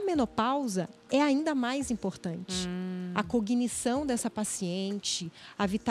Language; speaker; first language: Portuguese; native; Portuguese